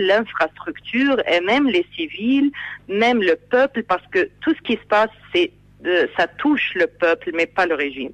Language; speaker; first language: French; non-native, fluent; Arabic